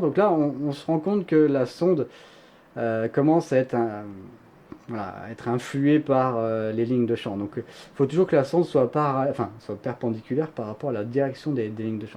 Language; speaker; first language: French; native; French